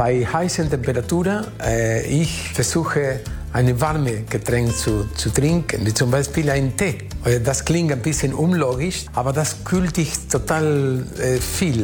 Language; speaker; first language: German; non-native, fluent; Spanish